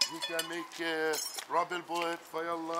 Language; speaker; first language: English; non-native, learner; Arabic